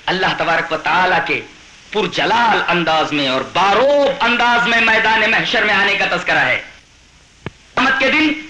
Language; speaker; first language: Urdu; native; Urdu